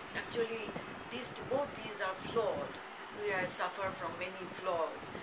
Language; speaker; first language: English; non-native, local second language; Bangla